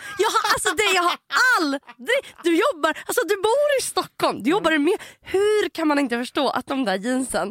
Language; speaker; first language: Swedish; native; Swedish